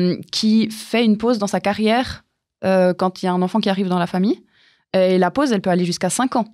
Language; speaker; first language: French; native; French